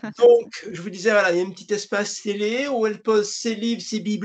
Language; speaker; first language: French; native; French